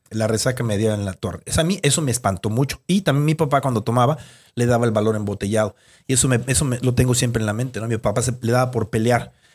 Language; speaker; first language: Spanish; native; Spanish